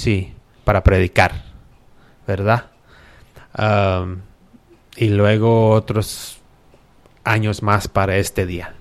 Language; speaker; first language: Spanish; early bilingual, heritage; Spanish